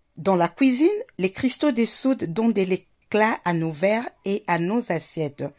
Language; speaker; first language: French; non-native, local second language; Lingala